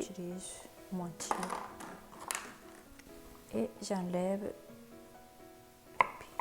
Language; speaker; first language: French; non-native, learner; Japanese